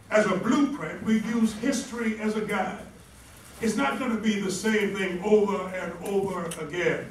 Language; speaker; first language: English; native; English